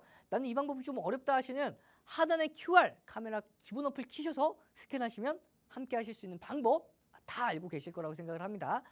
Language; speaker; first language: Korean; native; Korean